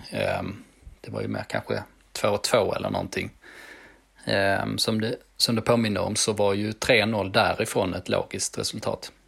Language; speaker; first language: Swedish; native; Swedish